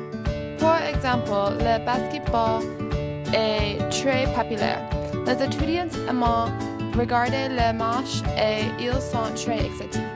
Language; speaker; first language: French; non-native, learner; English